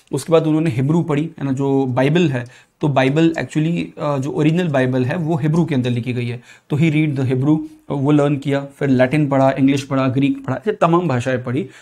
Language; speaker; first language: Hindi; native; Hindi